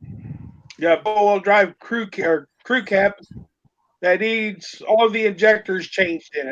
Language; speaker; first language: English; native; English